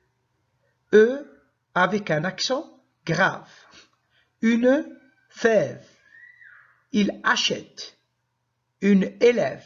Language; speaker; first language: French; non-native, local second language; Arabic